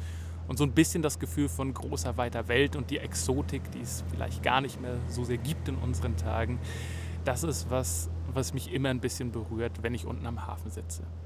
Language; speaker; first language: German; native; German